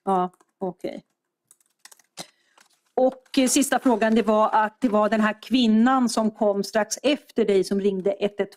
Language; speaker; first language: Swedish; native; Swedish